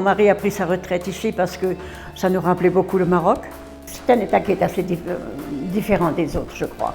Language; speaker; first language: French; native; French